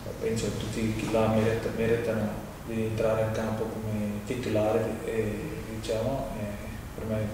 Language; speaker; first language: Italian; non-native, fluent; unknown